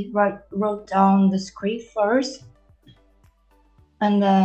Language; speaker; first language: English; non-native, learner; Korean